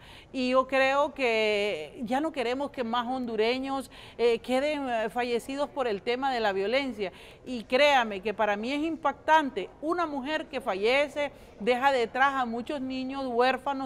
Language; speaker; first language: Spanish; native; Spanish